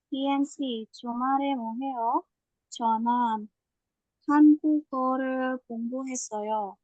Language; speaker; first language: Korean; non-native, learner; Indonesian